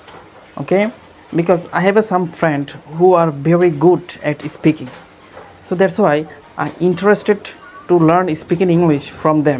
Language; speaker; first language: English; non-native, learner; Bangla